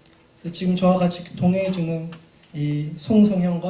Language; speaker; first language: Korean; native; Korean